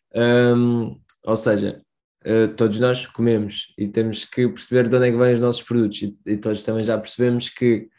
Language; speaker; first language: Portuguese; early bilingual, other home language; Romanian